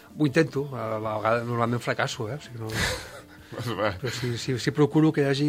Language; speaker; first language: Catalan; native; Catalan